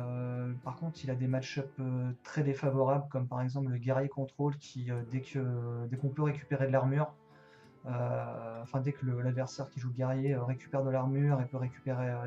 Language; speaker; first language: French; native; French